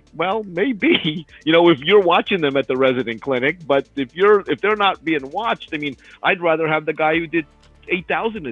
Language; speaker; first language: English; native; English